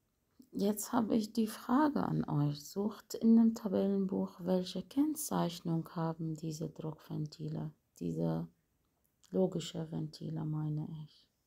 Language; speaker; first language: German; non-native, fluent; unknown